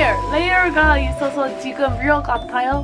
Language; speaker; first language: Korean; non-native, learner; English